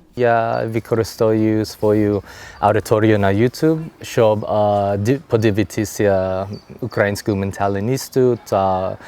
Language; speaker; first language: Ukrainian; non-native, learner; English